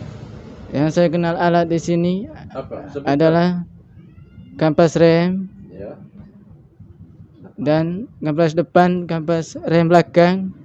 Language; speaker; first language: Indonesian; non-native, local second language; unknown